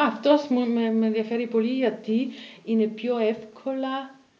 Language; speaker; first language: Greek; non-native, learner; German